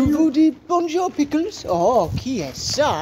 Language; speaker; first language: French; non-native, learner; English